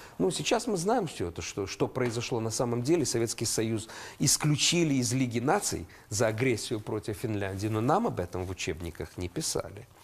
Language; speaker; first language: Russian; non-native, local second language; Ukrainian